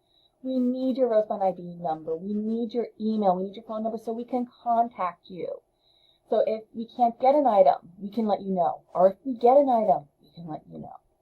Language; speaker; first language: English; native; English